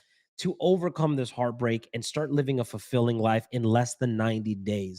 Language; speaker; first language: English; native; English